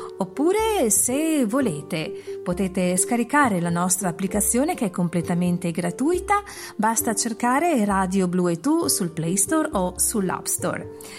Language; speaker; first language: Italian; native; Italian